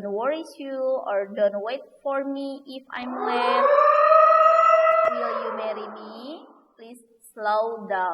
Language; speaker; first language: English; non-native, learner; Indonesian